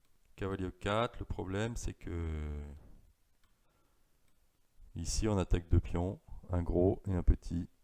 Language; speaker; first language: French; native; French